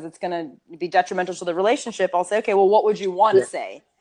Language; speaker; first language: English; early bilingual, other home language; Urdu